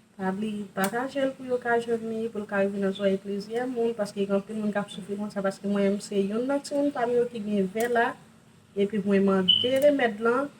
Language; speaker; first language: French; non-native, learner; Haitian Creole